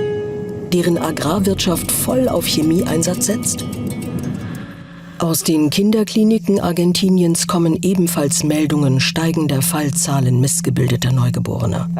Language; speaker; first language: German; native; German